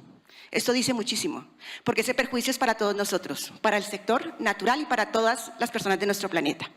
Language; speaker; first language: Spanish; native; Spanish